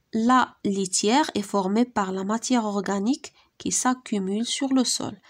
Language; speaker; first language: French; non-native, local second language; Arabic